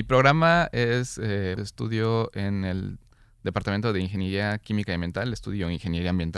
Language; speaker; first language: Spanish; native; Spanish